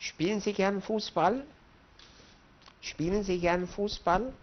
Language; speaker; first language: German; non-native, fluent; Arabic